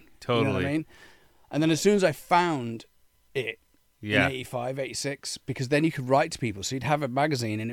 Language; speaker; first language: English; native; English